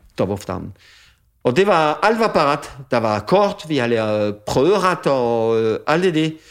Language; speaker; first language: Danish; non-native, fluent; French